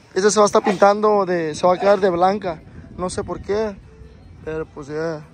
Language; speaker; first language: Spanish; early bilingual, heritage; Spanish